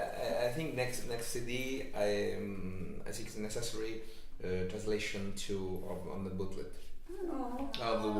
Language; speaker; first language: English; non-native, learner; Italian